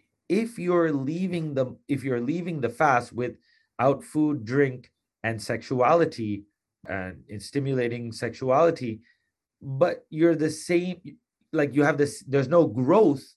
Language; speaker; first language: English; native; English